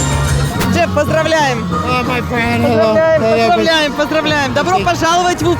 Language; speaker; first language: Russian; native; Russian